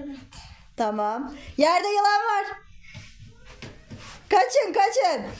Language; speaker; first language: Turkish; native; Turkish